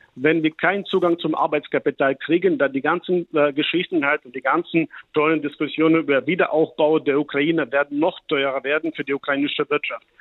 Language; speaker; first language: German; non-native, fluent; Ukrainian